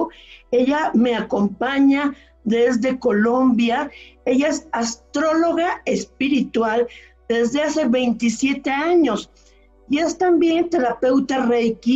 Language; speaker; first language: Spanish; native; Spanish